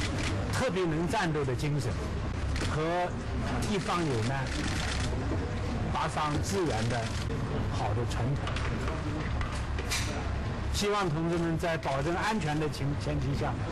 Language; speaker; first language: Chinese; native; Chinese